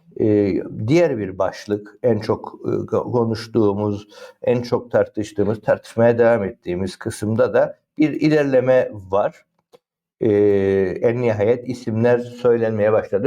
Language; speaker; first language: Turkish; native; Turkish